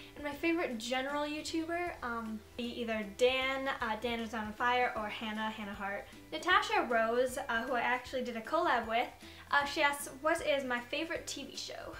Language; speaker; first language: English; native; English